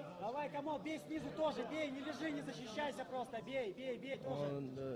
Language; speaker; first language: Russian; non-native, local second language; Tajik